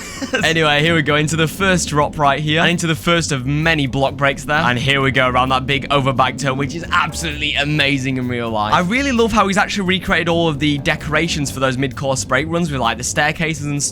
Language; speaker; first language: English; native; English